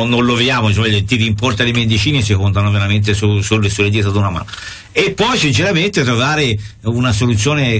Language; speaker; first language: Italian; native; Italian